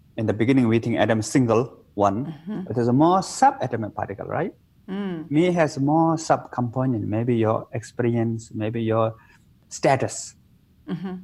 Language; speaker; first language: English; non-native, local second language; Tibetan